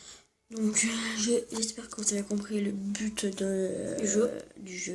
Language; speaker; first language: French; native; French